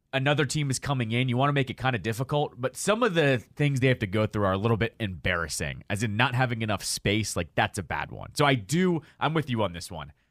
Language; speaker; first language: English; native; English